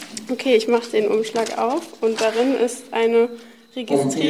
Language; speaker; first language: German; native; German